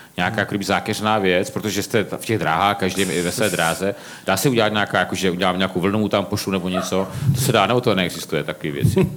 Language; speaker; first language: Czech; native; Czech